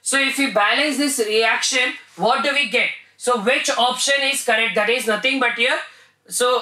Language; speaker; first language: English; non-native, local second language; Kannada